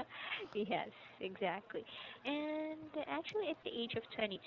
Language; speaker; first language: English; non-native, local second language; Filipino